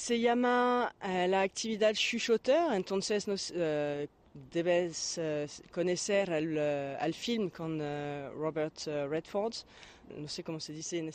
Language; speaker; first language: Spanish; non-native, learner; French